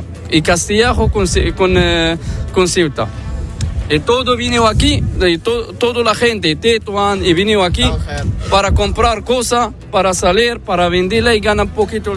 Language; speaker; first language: Spanish; non-native, learner; Arabic